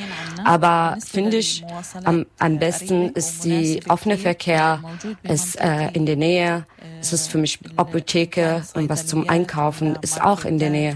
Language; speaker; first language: German; non-native, learner; Arabic